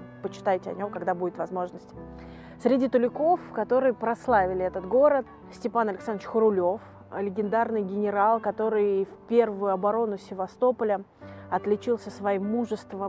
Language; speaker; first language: Russian; native; Russian